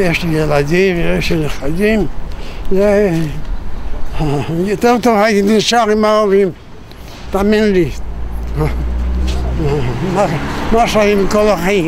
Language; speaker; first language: Hebrew; non-native, fluent; Yiddish